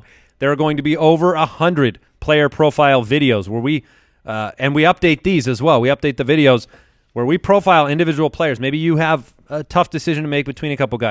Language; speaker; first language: English; native; English